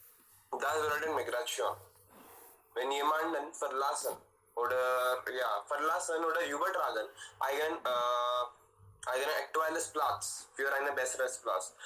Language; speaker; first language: German; non-native, learner; Hindi